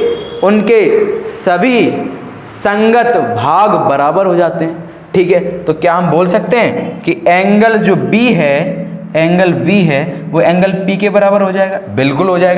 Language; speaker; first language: Hindi; native; Hindi